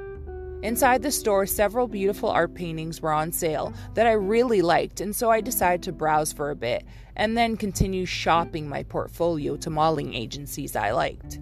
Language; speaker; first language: English; native; English